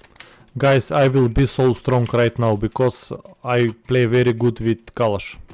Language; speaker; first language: English; non-native, learner; Macedonian